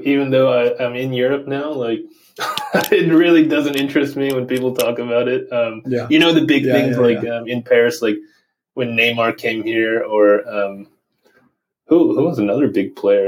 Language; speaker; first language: English; native; English